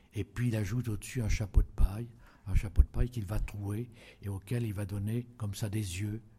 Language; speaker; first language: French; native; French